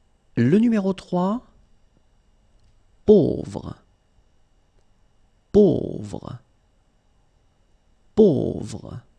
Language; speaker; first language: French; native; French